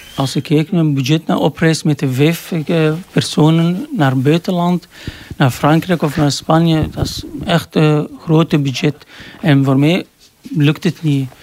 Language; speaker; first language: Dutch; non-native, learner; Arabic